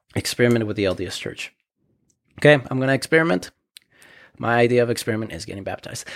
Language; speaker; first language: English; early bilingual, other home language; Spanish